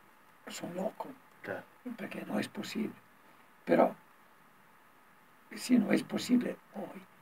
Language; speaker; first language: Spanish; non-native, learner; Italian